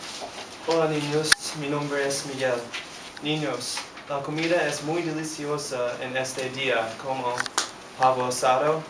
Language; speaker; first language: Spanish; non-native, learner; English